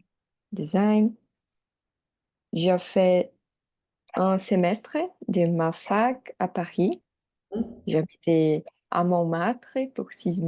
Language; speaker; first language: French; non-native, learner; Portuguese